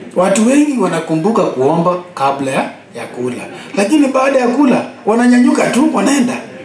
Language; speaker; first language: Swahili; non-native, local second language; Luo (Kenya and Tanzania)